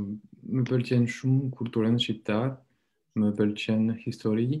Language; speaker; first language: Albanian; non-native, learner; French